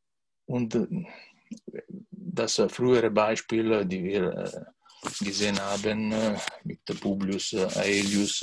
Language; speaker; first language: German; non-native, learner; Italian